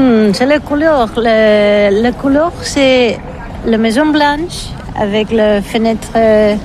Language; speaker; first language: French; non-native, learner; Catalan